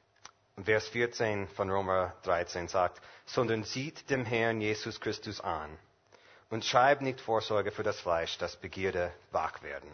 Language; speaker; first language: German; non-native, fluent; English